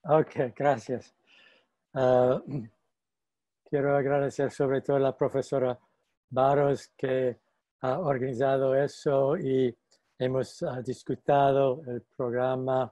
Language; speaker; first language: Spanish; non-native, fluent; English